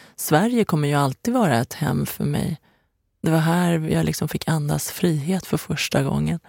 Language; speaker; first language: Swedish; early bilingual, other home language; Persian